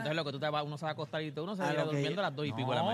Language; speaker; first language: Spanish; native; Spanish